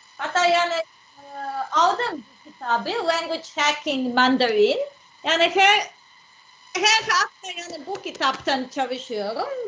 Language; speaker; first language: Turkish; non-native, learner; Serbian